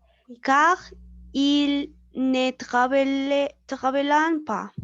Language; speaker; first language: French; non-native, learner; Spanish